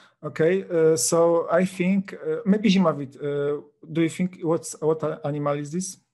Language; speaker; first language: English; non-native, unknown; Polish